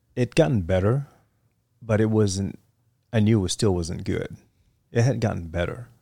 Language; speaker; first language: English; non-native, fluent; French